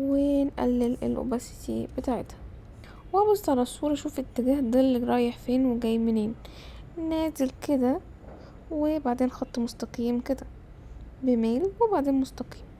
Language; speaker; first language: Arabic; native; Arabic